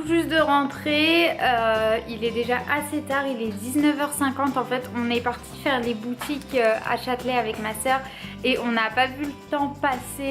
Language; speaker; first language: French; native; French